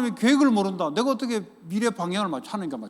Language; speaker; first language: Korean; native; Korean